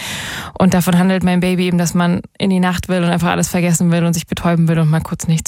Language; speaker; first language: German; native; German